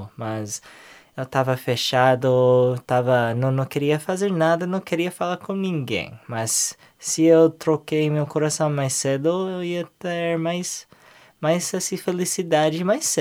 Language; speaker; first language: Portuguese; non-native, learner; English